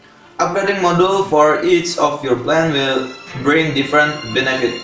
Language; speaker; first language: English; non-native, learner; Indonesian